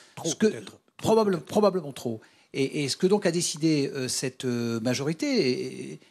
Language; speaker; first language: French; native; French